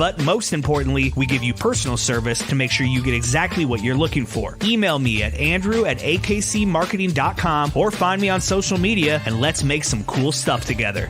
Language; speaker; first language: English; native; English